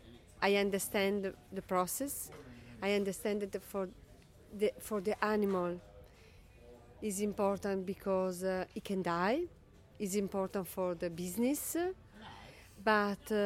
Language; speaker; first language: English; non-native, learner; Italian